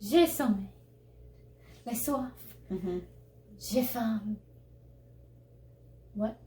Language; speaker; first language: French; non-native, learner; English